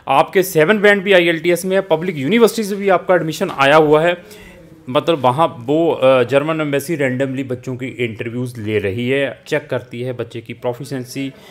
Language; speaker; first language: Hindi; native; Hindi